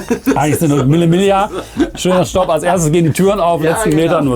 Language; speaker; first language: German; native; German